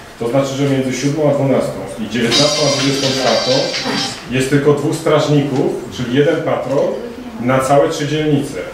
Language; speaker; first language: Polish; native; Polish